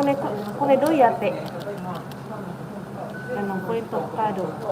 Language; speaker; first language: Japanese; non-native, learner; Waray